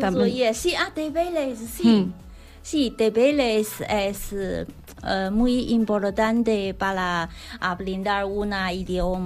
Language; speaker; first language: Spanish; non-native, learner; Chinese